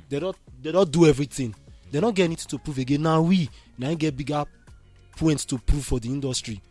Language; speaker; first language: Nigerian Pidgin; native; Nigerian Pidgin